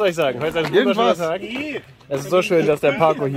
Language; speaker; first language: German; native; German